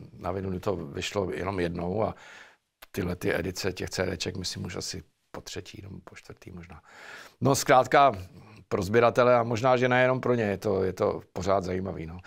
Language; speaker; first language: Czech; native; Czech